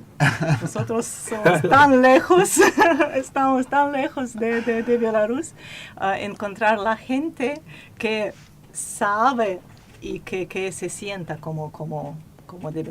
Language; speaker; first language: Spanish; non-native, fluent; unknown